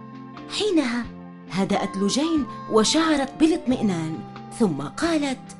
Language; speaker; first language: Arabic; native; Arabic